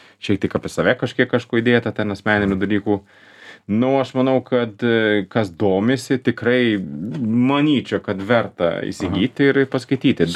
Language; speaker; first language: Lithuanian; non-native, fluent; Swedish